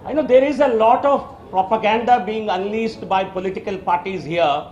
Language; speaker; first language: English; non-native, local second language; Telugu